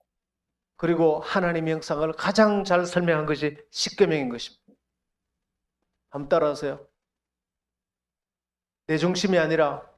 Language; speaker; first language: Korean; native; Korean